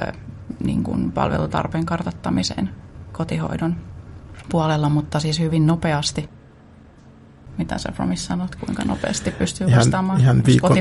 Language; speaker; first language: Finnish; native; Finnish